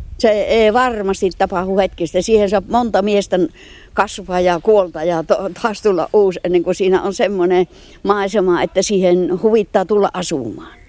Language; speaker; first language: Finnish; native; Finnish